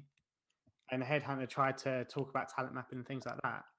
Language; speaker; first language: English; native; English